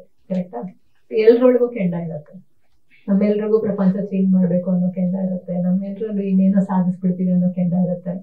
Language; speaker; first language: Kannada; native; Kannada